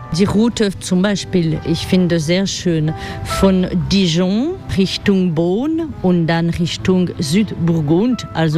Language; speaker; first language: German; non-native, fluent; French